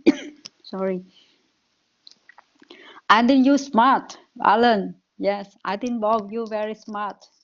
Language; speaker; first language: English; non-native, learner; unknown